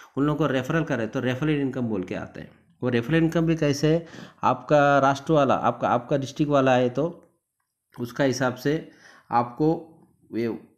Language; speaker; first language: Hindi; non-native, local second language; Telugu